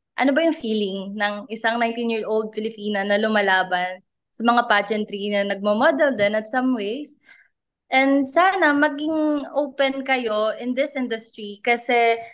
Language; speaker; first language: Filipino; native; Filipino